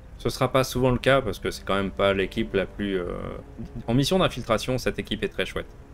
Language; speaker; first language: French; native; French